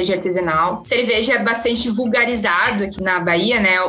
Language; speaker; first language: Portuguese; native; Portuguese